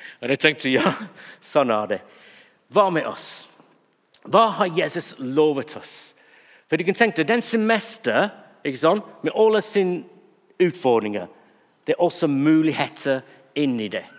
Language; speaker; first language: Norwegian; non-native, fluent; English